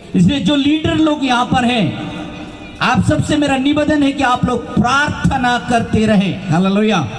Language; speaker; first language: Hindi; non-native, local second language; Nepali